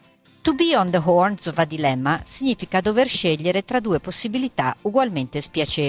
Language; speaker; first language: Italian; native; Italian